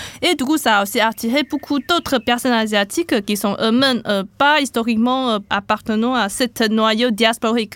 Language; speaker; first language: French; non-native, fluent; Chinese